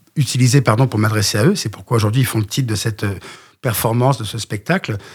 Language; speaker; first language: French; native; French